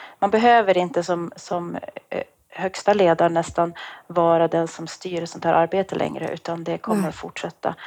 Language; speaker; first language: Swedish; native; Swedish